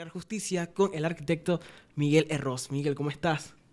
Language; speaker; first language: Spanish; native; Spanish